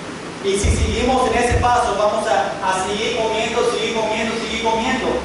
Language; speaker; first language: Spanish; non-native, fluent; English